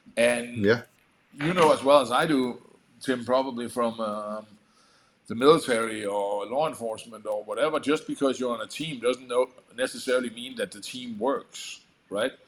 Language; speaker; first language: English; non-native, fluent; Danish